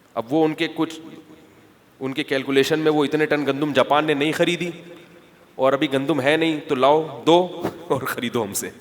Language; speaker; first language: Urdu; native; Urdu